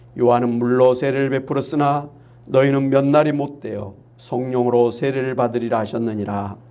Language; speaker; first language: Korean; native; Korean